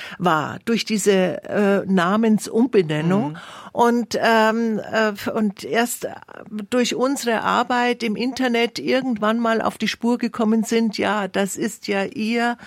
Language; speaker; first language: German; native; German